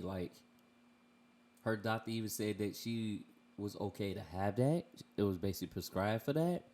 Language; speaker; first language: English; native; English